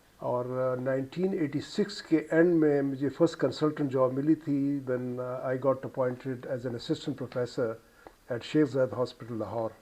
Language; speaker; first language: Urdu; non-native, local second language; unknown